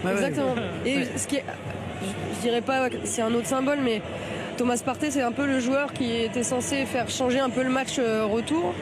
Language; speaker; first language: French; native; French